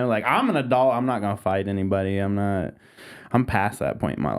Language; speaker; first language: English; native; English